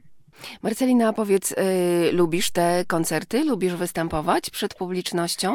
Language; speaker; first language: Polish; native; Polish